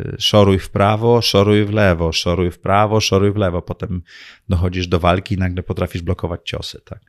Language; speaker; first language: Polish; early bilingual, heritage; Polish